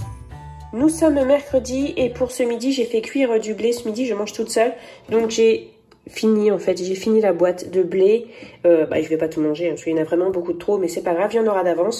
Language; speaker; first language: French; native; French